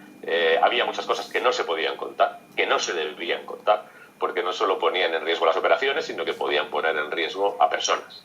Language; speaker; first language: Spanish; native; Spanish